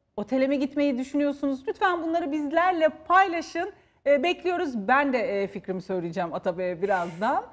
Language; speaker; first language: Turkish; native; Turkish